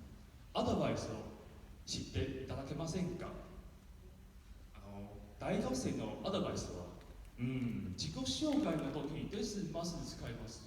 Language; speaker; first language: Japanese; non-native, learner; Min Nan Chinese